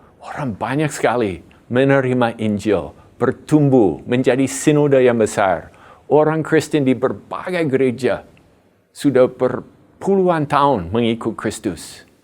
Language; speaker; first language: Indonesian; non-native, fluent; English